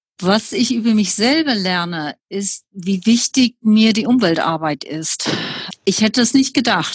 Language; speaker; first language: German; non-native, fluent; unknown